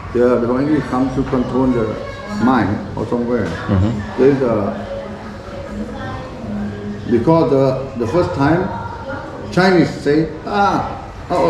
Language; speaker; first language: English; non-native, learner; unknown